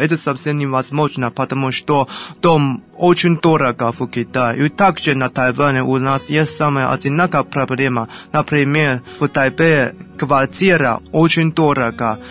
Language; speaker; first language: Russian; non-native, learner; Chinese